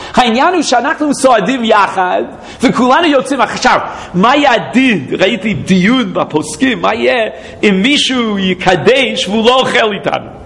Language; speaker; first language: Hebrew; non-native, fluent; English